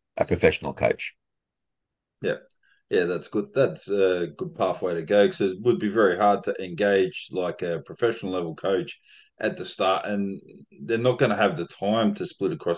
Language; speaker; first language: English; native; English